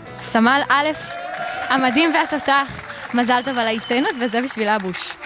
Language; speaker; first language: Hebrew; native; Hebrew